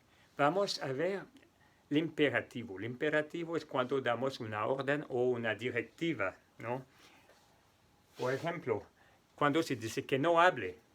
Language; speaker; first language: Spanish; non-native, fluent; French